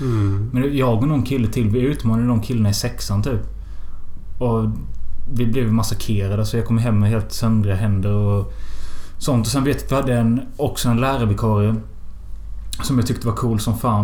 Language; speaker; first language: Swedish; native; Swedish